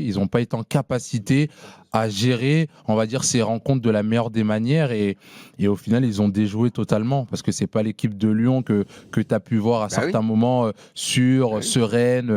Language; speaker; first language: French; native; French